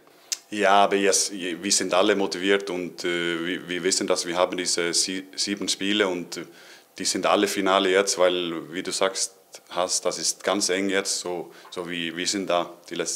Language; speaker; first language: German; non-native, learner; Icelandic